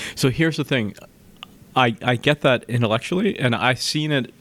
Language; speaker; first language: English; native; English